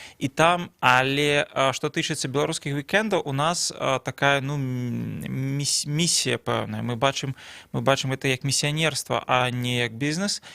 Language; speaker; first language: Belarusian; non-native, local second language; Russian